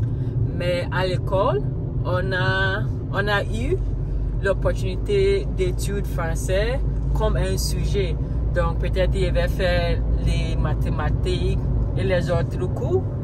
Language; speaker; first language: French; non-native, learner; Akan